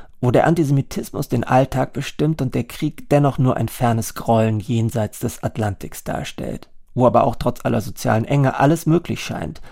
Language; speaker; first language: German; native; German